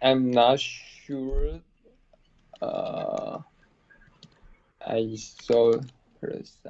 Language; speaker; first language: English; non-native, learner; Chinese